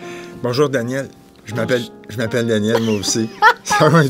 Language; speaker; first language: French; native; French